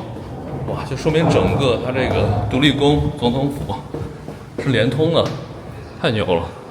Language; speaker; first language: Chinese; native; Chinese